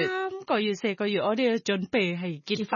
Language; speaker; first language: Cantonese; non-native, learner; Thai